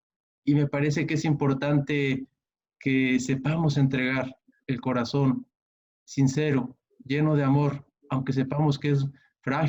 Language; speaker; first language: Spanish; native; Spanish